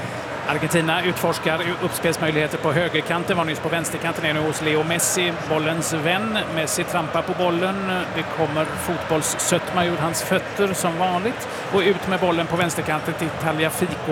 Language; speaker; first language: Swedish; native; Swedish